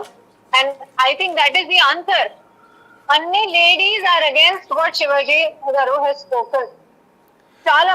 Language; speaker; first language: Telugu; non-native, learner; Hindi